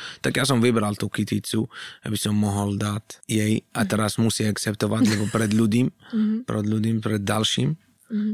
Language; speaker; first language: Slovak; non-native, fluent; Arabic